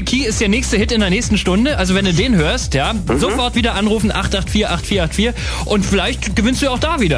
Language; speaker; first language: German; native; German